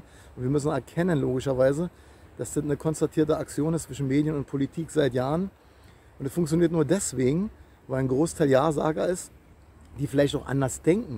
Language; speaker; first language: German; native; German